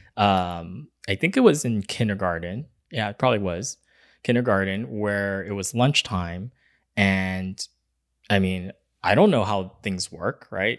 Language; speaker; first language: English; early bilingual, other home language; Chinese